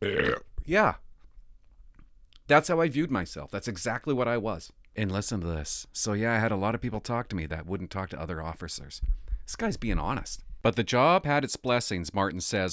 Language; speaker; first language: English; native; English